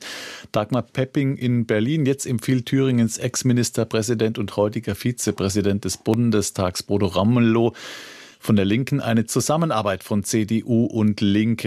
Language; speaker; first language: German; native; German